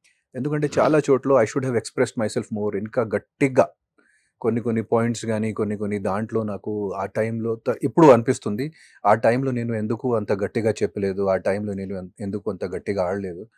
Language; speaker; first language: Telugu; non-native, fluent; Hindi